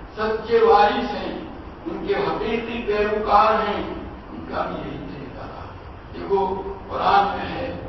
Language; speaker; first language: Urdu; non-native, local second language; Gujarati